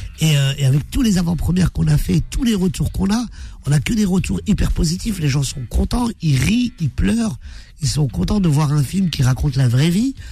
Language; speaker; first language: French; early bilingual, other home language; Arabic